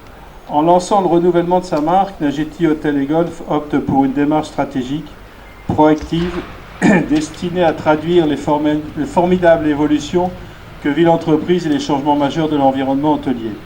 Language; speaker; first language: French; native; French